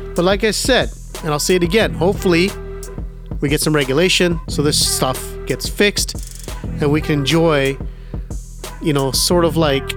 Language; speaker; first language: English; early bilingual, other home language; Punjabi